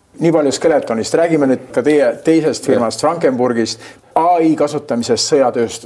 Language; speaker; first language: Estonian; native; Estonian